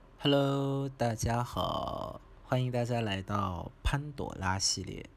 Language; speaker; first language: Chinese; non-native, fluent; Vietnamese